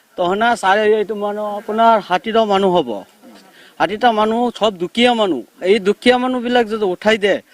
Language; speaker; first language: Assamese; non-native, local second language; Bangla